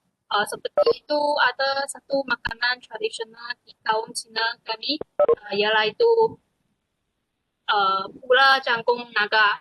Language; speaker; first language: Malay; non-native, local second language; Chinese